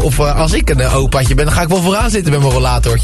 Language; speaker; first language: Dutch; native; Dutch